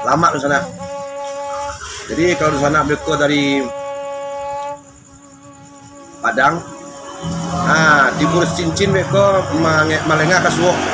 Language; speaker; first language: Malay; non-native, local second language; Minangkabau